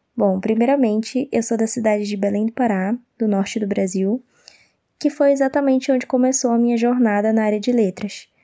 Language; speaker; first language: Portuguese; native; Portuguese